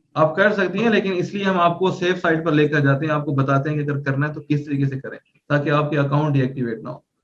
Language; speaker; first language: Urdu; non-native, local second language; Punjabi